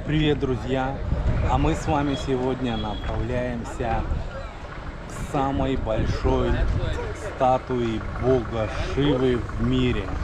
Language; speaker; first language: Russian; native; Russian